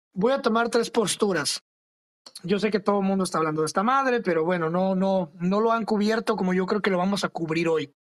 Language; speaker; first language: Spanish; early bilingual, other home language; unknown